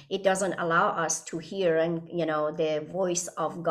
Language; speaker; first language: English; non-native, fluent; Persian